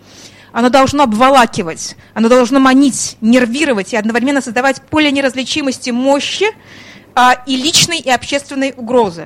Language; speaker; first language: Russian; native; Russian